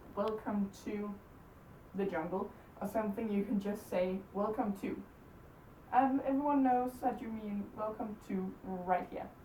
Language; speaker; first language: English; non-native, fluent; Danish